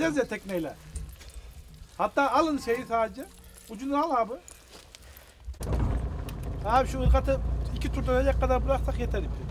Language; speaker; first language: Turkish; native; Turkish